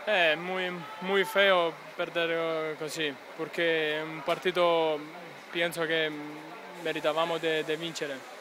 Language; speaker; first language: Spanish; non-native, learner; Italian